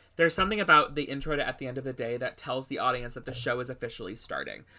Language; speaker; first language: English; native; English